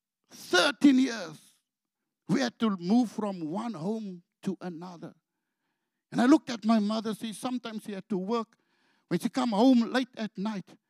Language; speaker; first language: English; non-native, local second language; Afrikaans